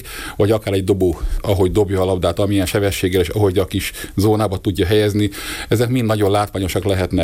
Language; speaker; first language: Hungarian; native; Hungarian